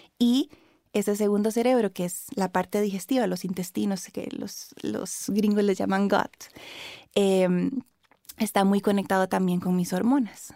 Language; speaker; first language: Spanish; native; Spanish